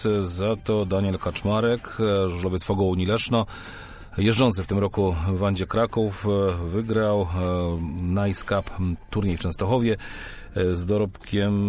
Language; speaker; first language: Polish; native; Polish